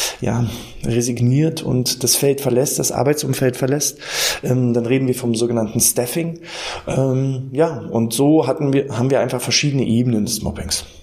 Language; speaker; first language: German; native; German